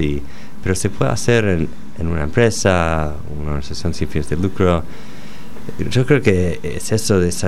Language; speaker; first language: Spanish; non-native, fluent; English